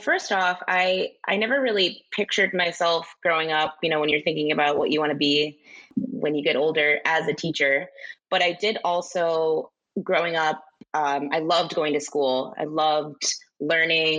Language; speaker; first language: English; native; English